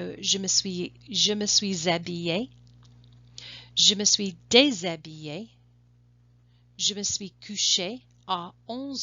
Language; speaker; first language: French; non-native, fluent; English